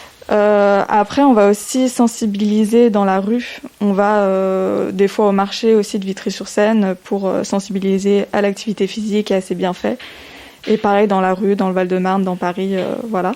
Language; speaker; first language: French; native; French